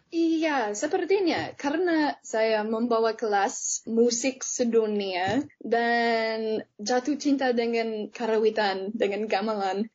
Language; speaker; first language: Indonesian; non-native, fluent; English